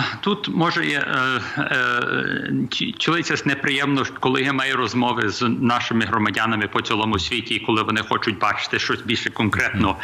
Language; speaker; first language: Ukrainian; early bilingual, heritage; Ukrainian